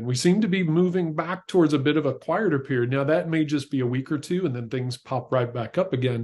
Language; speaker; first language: English; native; English